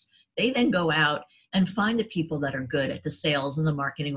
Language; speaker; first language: English; native; English